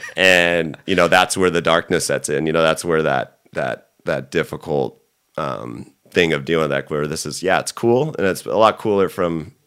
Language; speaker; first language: English; native; English